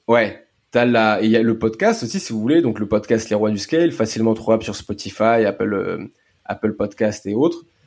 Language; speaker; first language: French; native; French